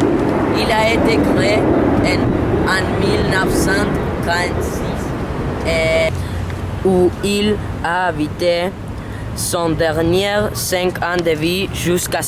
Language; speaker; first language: French; non-native, learner; Spanish